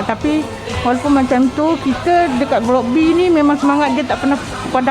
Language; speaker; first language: Malay; native; Malay